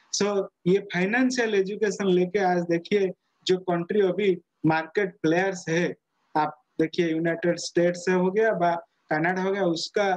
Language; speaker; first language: Hindi; non-native, local second language; Odia